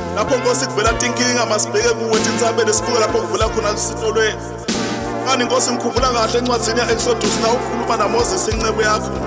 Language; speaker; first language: Zulu; non-native, local second language; Swati